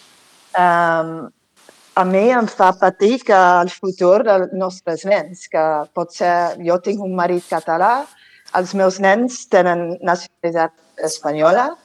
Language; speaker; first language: Catalan; non-native, fluent; English